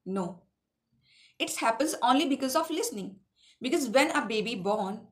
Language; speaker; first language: English; non-native, local second language; Awadhi